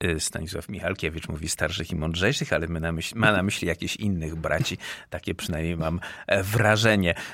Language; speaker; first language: Polish; native; Polish